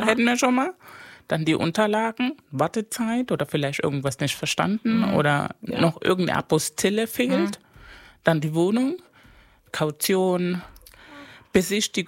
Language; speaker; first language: German; non-native, fluent; Spanish